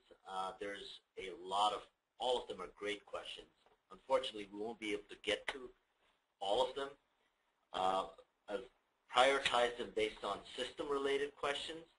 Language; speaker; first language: English; native; English